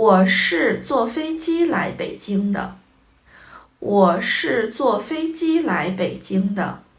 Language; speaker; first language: Chinese; native; Chinese